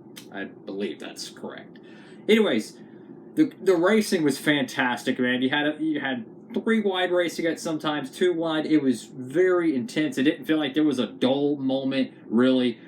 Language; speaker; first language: English; native; English